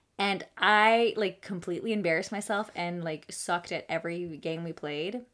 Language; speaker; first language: English; early bilingual, other home language; Spanish